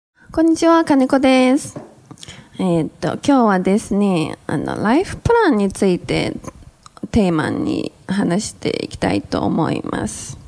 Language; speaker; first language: Japanese; non-native, fluent; Chinese